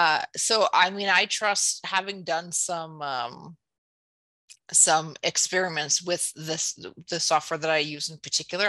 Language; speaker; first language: English; native; English